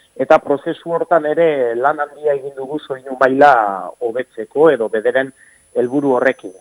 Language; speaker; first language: Basque; native; Basque